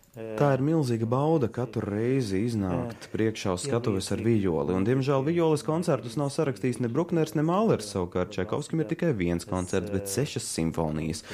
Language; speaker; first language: Latvian; native; Latvian